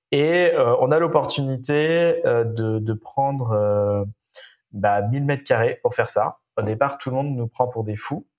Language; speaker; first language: French; native; French